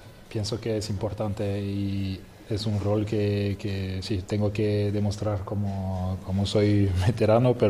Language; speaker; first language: Spanish; non-native, fluent; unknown